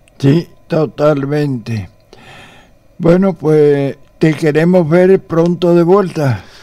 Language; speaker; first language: Spanish; native; Spanish